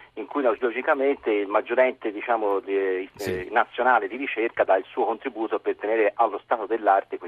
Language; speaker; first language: Italian; native; Italian